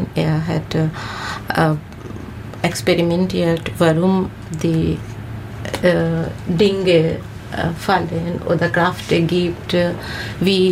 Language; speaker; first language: German; non-native, learner; Bangla